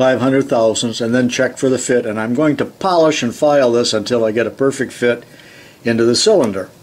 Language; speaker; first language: English; native; English